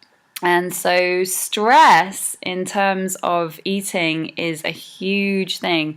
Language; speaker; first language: English; native; English